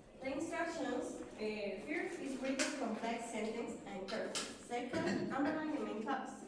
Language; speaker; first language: English; non-native, learner; Spanish